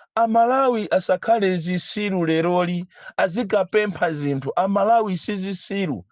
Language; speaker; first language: Nyanja; native; Nyanja